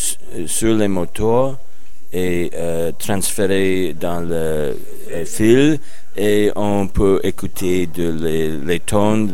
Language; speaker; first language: French; non-native, learner; English